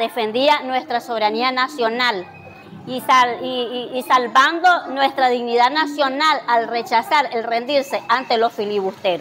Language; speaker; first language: Spanish; native; Spanish